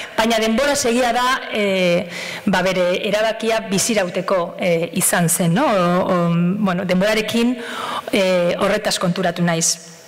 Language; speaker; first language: Basque; non-native, local second language; Spanish